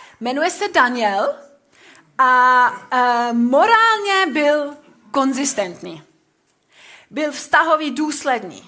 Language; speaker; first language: Czech; non-native, fluent; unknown